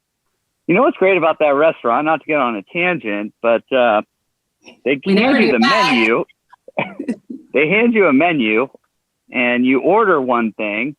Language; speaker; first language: English; native; English